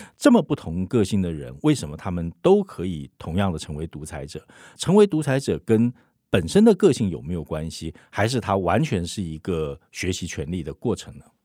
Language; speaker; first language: Chinese; native; Chinese